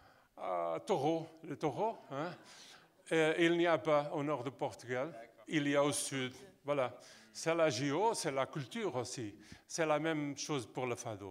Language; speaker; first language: French; non-native, fluent; Portuguese